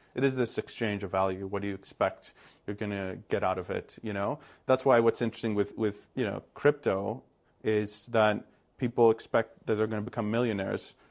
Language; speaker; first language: English; non-native, fluent; Greek